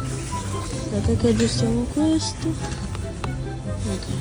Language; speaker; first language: Italian; early bilingual, other home language; Filipino